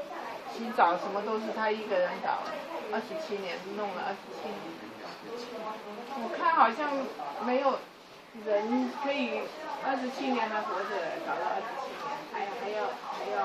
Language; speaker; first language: Chinese; native; Chinese